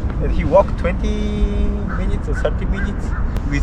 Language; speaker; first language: English; non-native, learner; Japanese